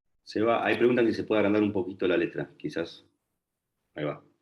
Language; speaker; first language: Spanish; native; Spanish